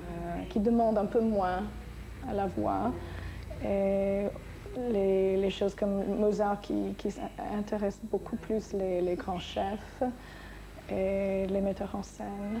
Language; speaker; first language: French; non-native, fluent; English